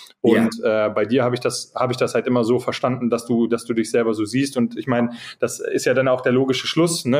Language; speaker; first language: German; native; German